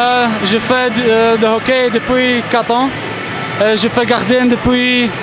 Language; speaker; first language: French; non-native, learner; Czech